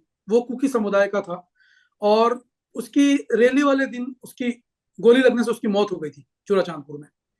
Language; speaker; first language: Hindi; native; Hindi